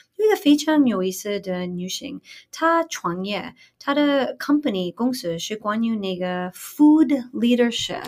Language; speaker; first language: Chinese; non-native, fluent; English